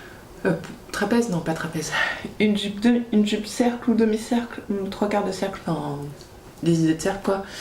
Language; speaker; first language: French; native; French